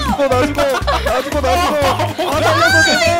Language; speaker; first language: Korean; native; Korean